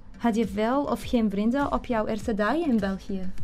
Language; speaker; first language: Dutch; non-native, learner; Arabic